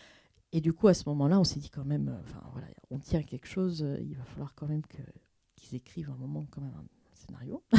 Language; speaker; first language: French; native; French